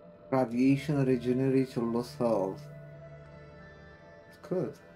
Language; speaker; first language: English; non-native, fluent; Romanian